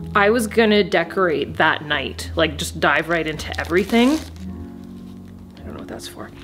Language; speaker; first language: English; native; English